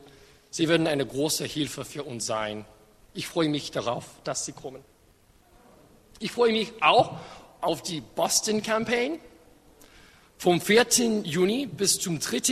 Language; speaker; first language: German; non-native, fluent; English